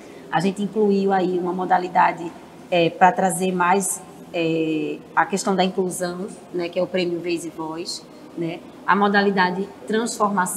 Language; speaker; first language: Portuguese; native; Portuguese